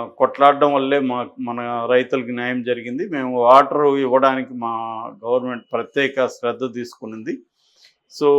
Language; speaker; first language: Telugu; native; Telugu